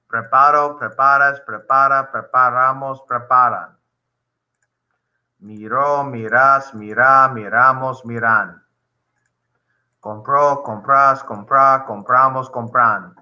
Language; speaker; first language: Spanish; non-native, fluent; English